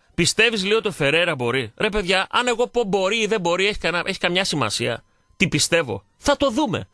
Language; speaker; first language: Greek; native; Greek